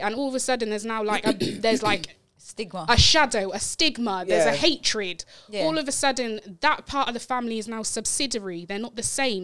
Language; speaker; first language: English; native; English